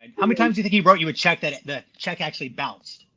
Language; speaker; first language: English; native; English